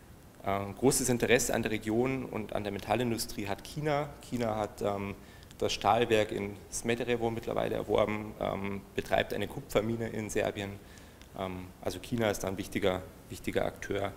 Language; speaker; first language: German; native; German